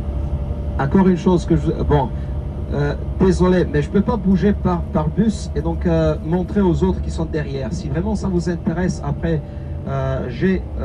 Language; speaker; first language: French; non-native, fluent; Serbian